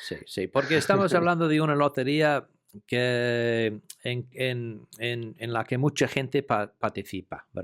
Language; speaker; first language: Spanish; non-native, fluent; English